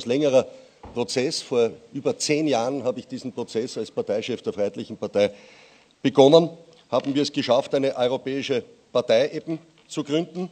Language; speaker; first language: German; native; German